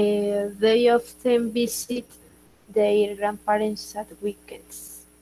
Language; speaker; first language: English; non-native, learner; Spanish